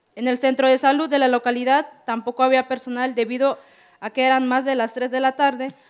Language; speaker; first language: Spanish; non-native, local second language; Tzeltal